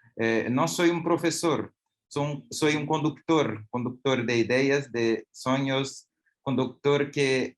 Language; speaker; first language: Spanish; non-native, learner; Portuguese